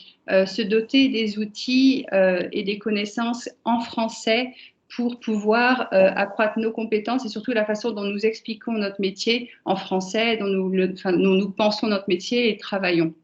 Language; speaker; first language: French; native; French